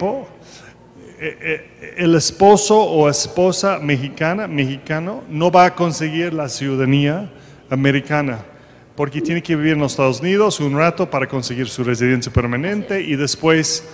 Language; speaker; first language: Spanish; non-native, fluent; English